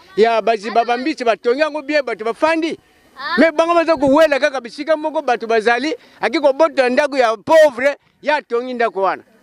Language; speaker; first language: Lingala; native; Lingala